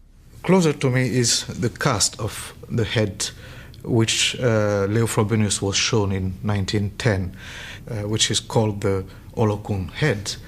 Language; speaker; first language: English; non-native, fluent; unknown